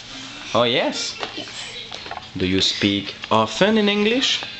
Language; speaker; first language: English; non-native, local second language; French